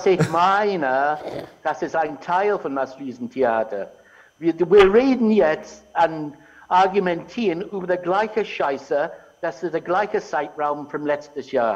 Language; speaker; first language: German; non-native, fluent; English